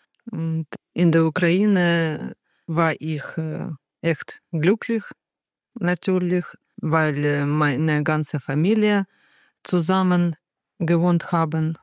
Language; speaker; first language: German; non-native, learner; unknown